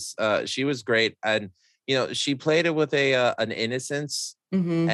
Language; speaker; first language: English; native; English